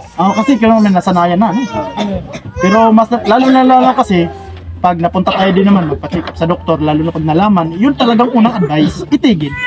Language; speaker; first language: Filipino; non-native, local second language; Cebuano